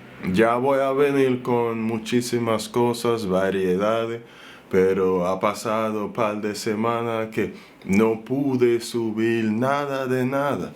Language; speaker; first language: Spanish; non-native, fluent; Haitian Creole